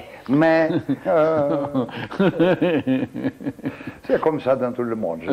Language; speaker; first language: French; non-native, fluent; Portuguese